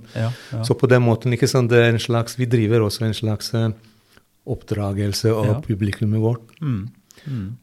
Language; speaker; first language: Norwegian; non-native, fluent; Hungarian